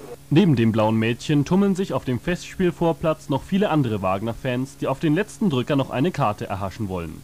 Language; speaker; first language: German; native; German